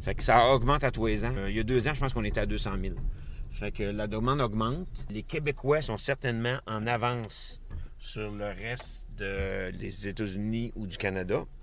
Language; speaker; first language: French; native; French